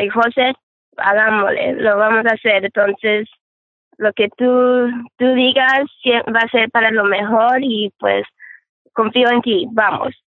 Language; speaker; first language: Spanish; early bilingual, heritage; Spanish